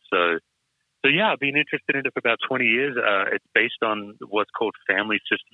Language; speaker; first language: English; native; English